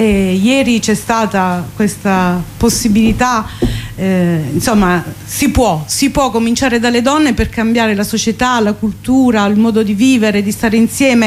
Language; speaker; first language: Italian; native; Italian